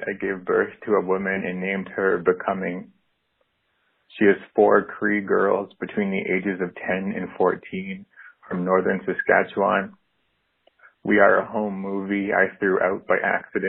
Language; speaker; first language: English; native; English